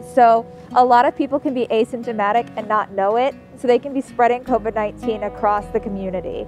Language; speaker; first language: English; native; English